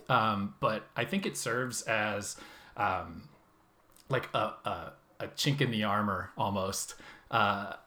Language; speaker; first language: English; native; English